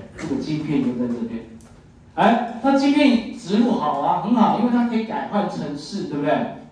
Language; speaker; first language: Chinese; native; Chinese